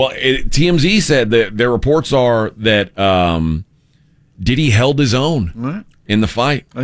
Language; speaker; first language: English; native; English